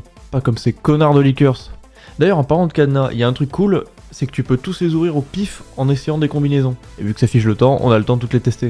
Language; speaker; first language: French; native; French